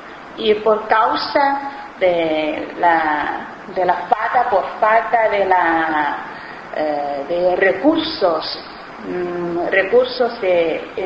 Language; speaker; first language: Spanish; non-native, fluent; Chinese